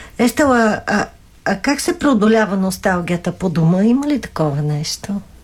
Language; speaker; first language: Bulgarian; native; Bulgarian